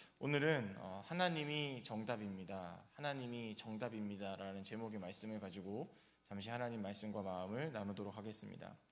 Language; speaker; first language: Korean; native; Korean